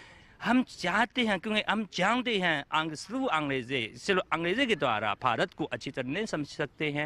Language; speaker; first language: Hindi; non-native, fluent; Chinese